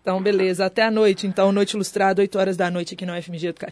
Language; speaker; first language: Portuguese; native; Portuguese